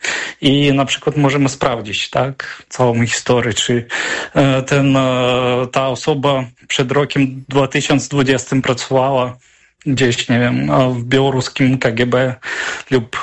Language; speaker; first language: Polish; non-native, fluent; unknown